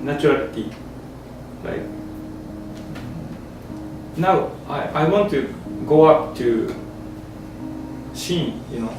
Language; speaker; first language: English; non-native, learner; Japanese